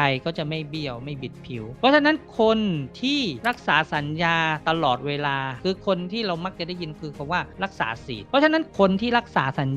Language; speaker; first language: Thai; native; Thai